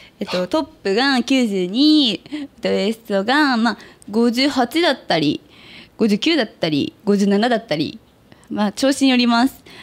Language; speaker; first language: Japanese; native; Japanese